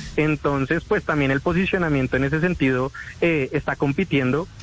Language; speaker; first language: Spanish; native; Spanish